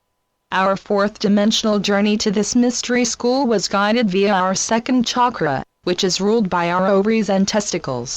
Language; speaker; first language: English; native; English